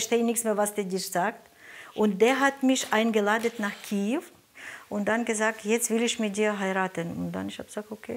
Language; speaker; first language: German; non-native, learner; Russian